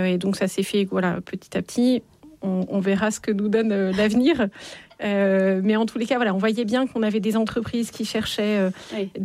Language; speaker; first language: French; native; French